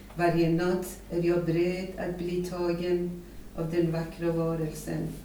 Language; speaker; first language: Swedish; non-native, fluent; Persian